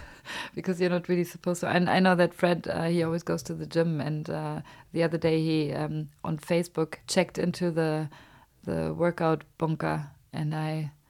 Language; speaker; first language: English; non-native, fluent; German